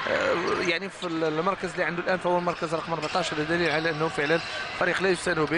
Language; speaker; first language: Arabic; native; Arabic